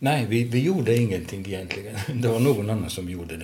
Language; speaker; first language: Swedish; non-native, fluent; Hungarian